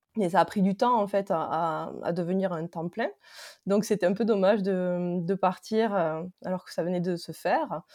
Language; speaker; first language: French; native; French